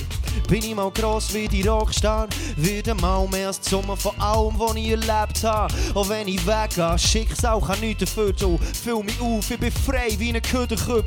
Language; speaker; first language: German; native; German